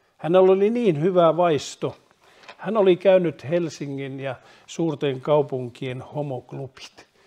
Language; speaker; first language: Finnish; native; Finnish